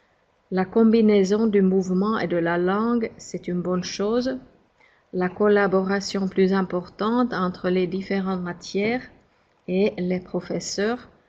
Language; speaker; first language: French; non-native, fluent; Finnish